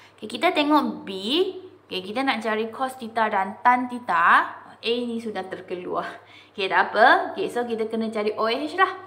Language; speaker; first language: Malay; non-native, local second language; Chinese